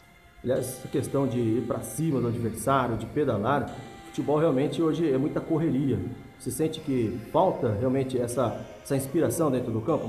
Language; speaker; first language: Portuguese; native; Portuguese